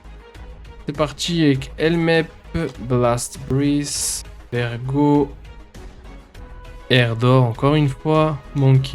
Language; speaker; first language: French; native; French